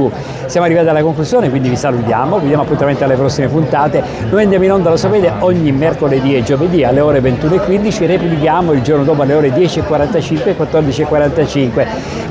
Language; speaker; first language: Italian; native; Italian